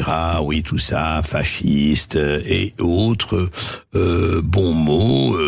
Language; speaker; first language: French; native; French